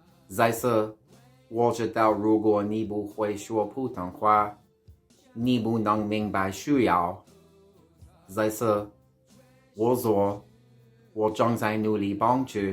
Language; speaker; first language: Chinese; non-native, learner; English